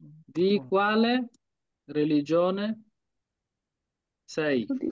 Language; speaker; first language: Italian; non-native, fluent; Bangla